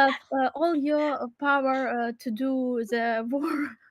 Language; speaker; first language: English; non-native, learner; Crimean Tatar